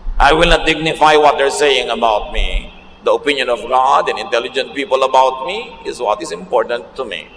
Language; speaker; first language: English; non-native, local second language; Filipino